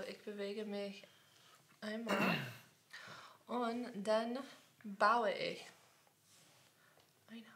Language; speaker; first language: German; non-native, learner; English